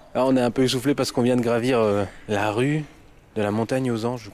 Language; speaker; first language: French; native; French